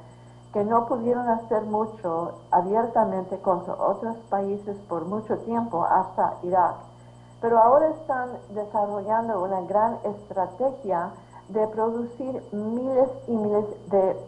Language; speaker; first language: Spanish; early bilingual, heritage; Spanish